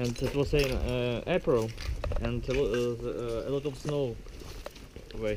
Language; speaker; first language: English; non-native, learner; Ukrainian